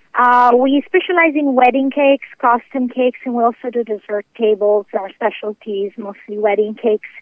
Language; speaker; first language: English; native; English